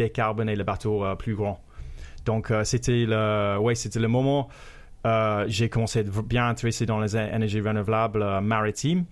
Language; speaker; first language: French; non-native, fluent; English